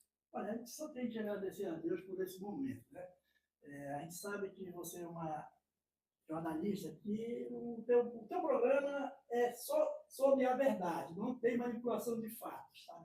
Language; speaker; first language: Portuguese; native; Portuguese